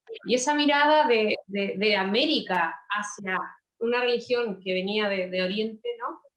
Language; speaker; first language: Spanish; native; Spanish